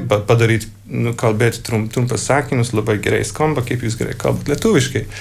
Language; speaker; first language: Lithuanian; non-native, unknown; Hungarian